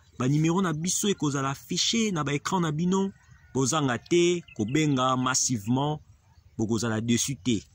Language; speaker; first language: Lingala; native; Lingala